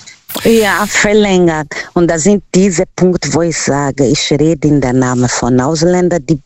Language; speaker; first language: German; non-native, learner; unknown